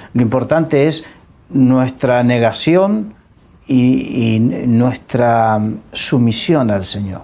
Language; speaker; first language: Spanish; native; Spanish